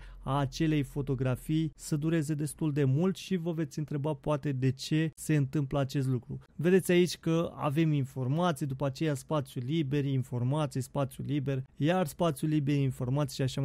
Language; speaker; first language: Romanian; native; Romanian